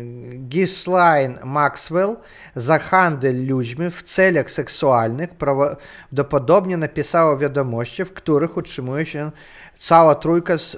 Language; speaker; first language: Polish; non-native, learner; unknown